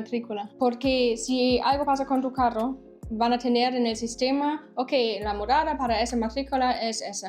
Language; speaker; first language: Spanish; non-native, fluent; German